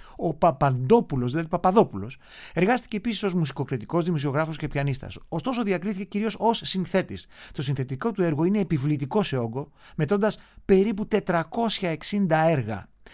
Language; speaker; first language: Greek; native; Greek